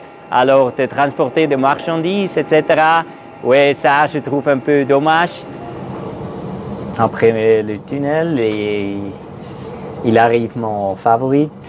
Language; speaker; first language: French; non-native, learner; German